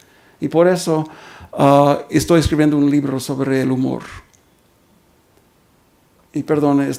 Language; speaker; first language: Spanish; early bilingual, heritage; Spanish